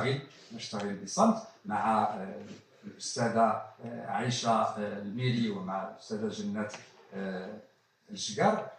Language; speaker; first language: Arabic; native; Arabic